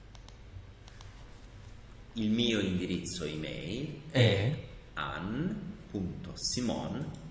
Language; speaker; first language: Italian; native; Italian